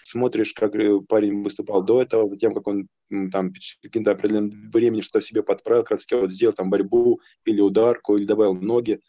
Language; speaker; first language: Russian; native; Russian